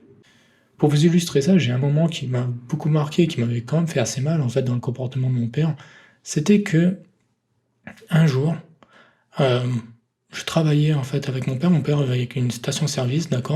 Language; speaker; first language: French; native; French